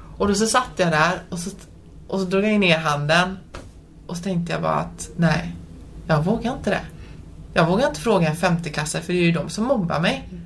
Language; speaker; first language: Swedish; early bilingual, other home language; Polish